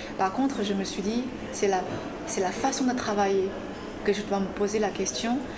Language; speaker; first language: French; non-native, fluent; Chinese